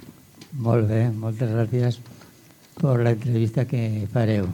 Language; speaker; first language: Catalan; non-native, local second language; Spanish